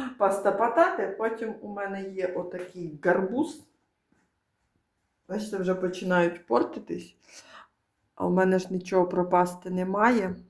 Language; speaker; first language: Ukrainian; native; Ukrainian